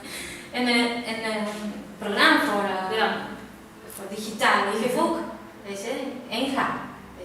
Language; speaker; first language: Dutch; non-native, learner; Spanish